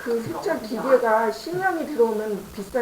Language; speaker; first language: Korean; native; Korean